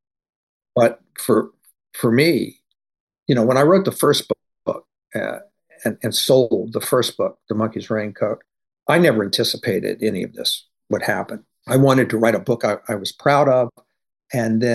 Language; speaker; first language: English; native; English